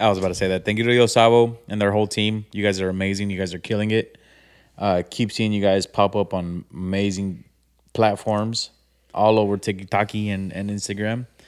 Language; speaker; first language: English; native; English